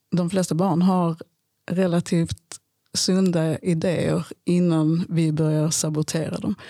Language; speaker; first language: Swedish; early bilingual, other home language; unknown